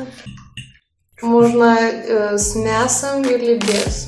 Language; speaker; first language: Russian; non-native, local second language; Lithuanian